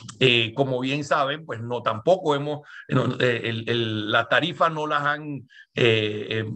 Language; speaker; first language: Spanish; native; Spanish